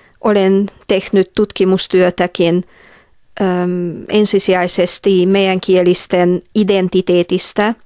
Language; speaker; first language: Finnish; non-native, fluent; Hungarian